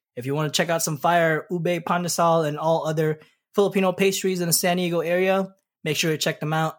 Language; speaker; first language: English; early bilingual, other home language; Pampanga